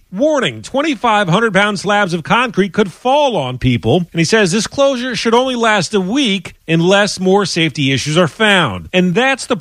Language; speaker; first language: English; native; English